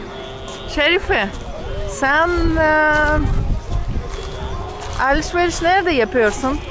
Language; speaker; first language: Turkish; non-native, fluent; Russian